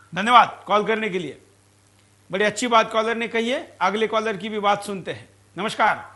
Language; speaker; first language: Hindi; non-native, local second language; Marathi